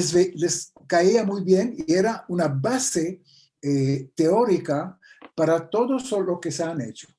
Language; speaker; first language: Spanish; non-native, fluent; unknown